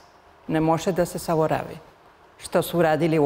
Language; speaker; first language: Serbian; early bilingual, heritage; Spanish